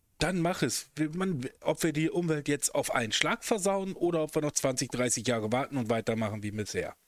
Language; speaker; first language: German; native; German